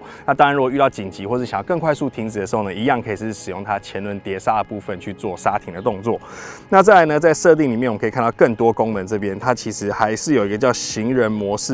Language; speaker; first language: Chinese; native; Chinese